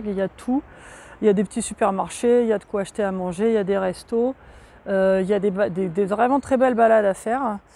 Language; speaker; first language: French; native; French